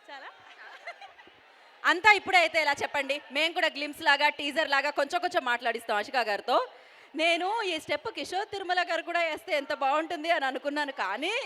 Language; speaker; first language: Telugu; native; Telugu